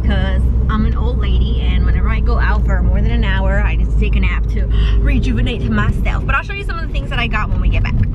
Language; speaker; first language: English; native; English